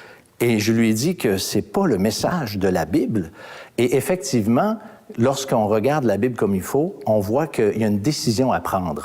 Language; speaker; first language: French; native; French